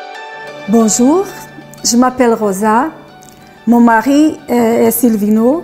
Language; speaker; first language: French; non-native, fluent; Portuguese